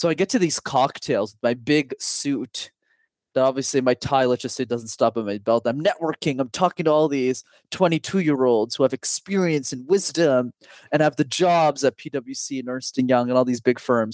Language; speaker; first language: English; native; English